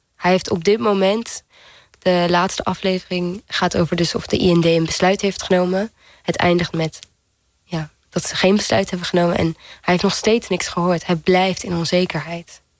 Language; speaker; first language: Dutch; early bilingual, heritage; Dutch